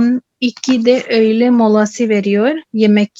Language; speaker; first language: Turkish; non-native, learner; Urdu